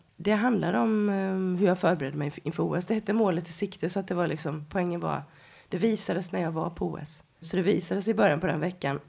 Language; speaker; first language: Swedish; native; Swedish